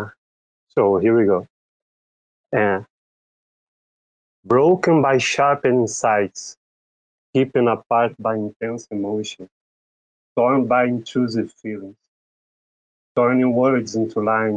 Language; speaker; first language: English; non-native, fluent; Portuguese